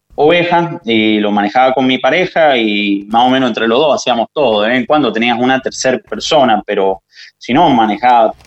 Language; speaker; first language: Spanish; native; Spanish